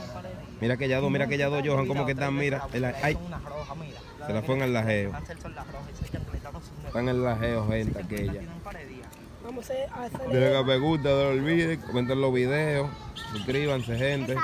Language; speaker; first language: Spanish; native; Spanish